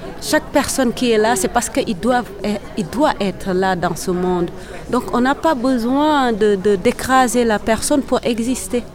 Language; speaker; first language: French; non-native, local second language; Serer